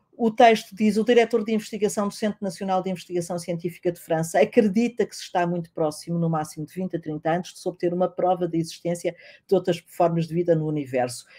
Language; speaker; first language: Portuguese; native; Portuguese